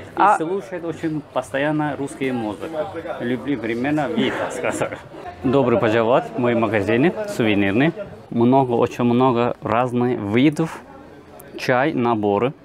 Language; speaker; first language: Russian; non-native, learner; Turkish